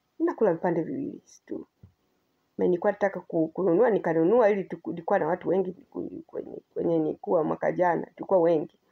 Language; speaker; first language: Swahili; native; Swahili